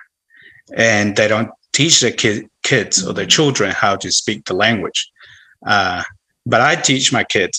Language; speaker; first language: English; non-native, fluent; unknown